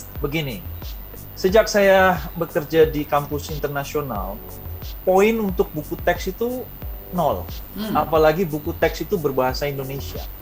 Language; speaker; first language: Indonesian; native; Indonesian